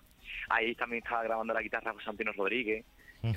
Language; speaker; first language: Spanish; native; Spanish